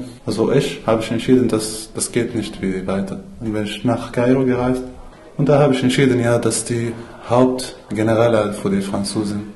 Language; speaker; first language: German; non-native, fluent; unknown